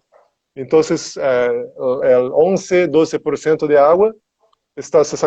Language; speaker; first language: Spanish; non-native, learner; Portuguese